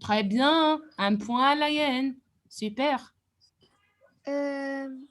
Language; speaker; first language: French; non-native, fluent; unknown